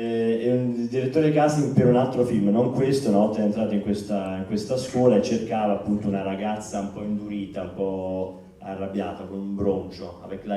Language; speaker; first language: Italian; native; Italian